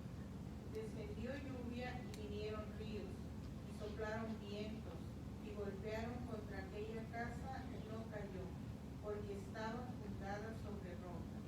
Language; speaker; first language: Spanish; native; Spanish